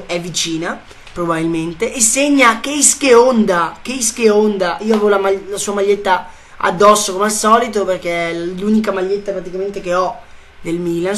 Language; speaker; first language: Italian; native; Italian